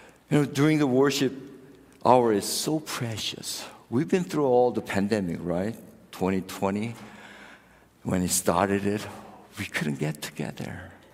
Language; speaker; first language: English; non-native, fluent; Korean